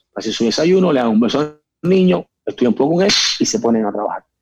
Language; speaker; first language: Spanish; native; Spanish